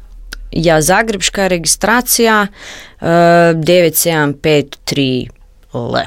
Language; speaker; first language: Slovenian; non-native, learner; Croatian